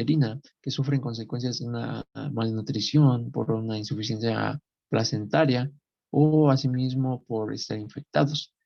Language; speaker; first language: Spanish; native; Spanish